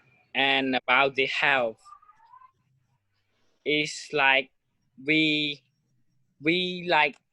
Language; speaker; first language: English; non-native, learner; Khmer